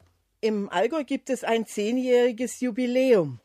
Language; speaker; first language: German; native; German